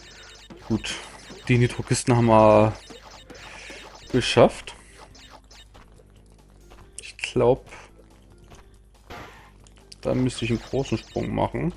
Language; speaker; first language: German; native; German